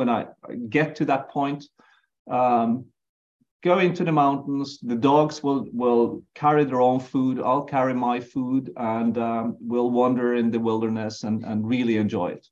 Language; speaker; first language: English; non-native, fluent; Norwegian